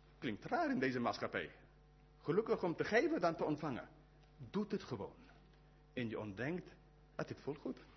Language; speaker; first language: Dutch; non-native, fluent; English